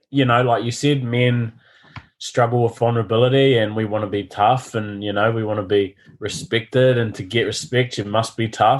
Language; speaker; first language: English; native; English